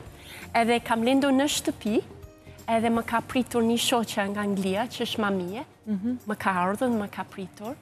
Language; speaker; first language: Albanian; non-native, fluent; English